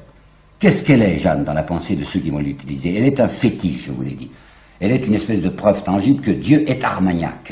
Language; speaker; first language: French; native; French